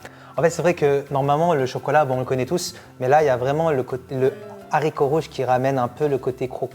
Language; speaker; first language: French; native; French